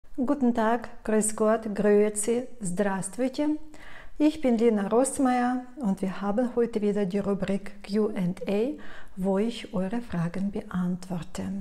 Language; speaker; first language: German; non-native, fluent; Russian